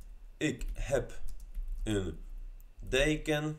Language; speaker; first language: Dutch; non-native, learner; Polish